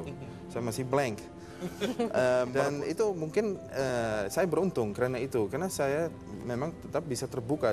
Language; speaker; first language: Indonesian; non-native, fluent; Dutch